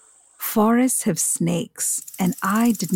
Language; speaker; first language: English; non-native, local second language; Malayalam